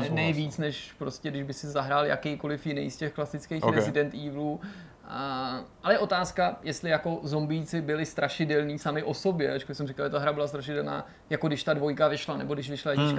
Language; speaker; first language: Czech; native; Czech